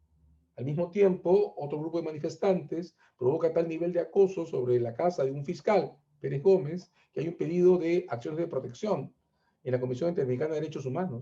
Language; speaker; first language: Spanish; native; Spanish